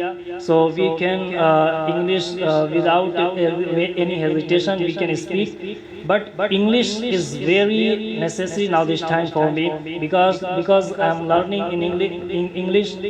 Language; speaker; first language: English; non-native, learner; Urdu